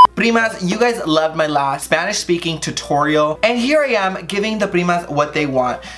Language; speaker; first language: English; early bilingual, other home language; Spanish